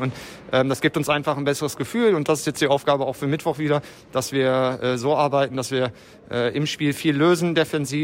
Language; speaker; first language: German; native; German